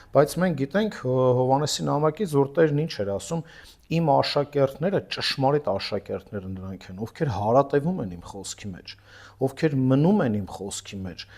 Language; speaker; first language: Armenian; native; Armenian